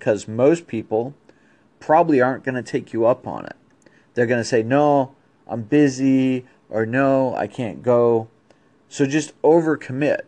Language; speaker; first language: English; native; English